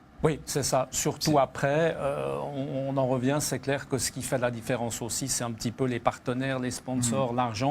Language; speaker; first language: French; native; French